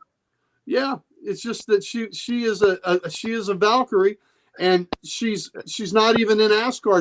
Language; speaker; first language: English; native; English